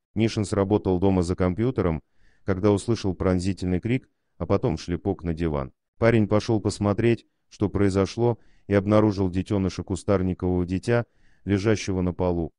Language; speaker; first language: Russian; native; Russian